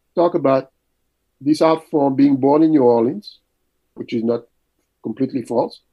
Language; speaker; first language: English; early bilingual, other home language; French